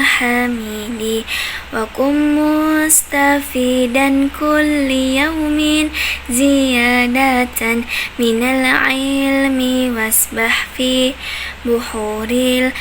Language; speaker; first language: Arabic; non-native, learner; Indonesian